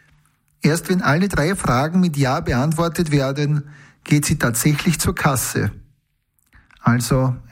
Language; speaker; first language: German; native; German